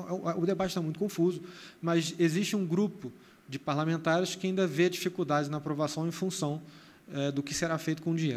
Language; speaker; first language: Portuguese; native; Portuguese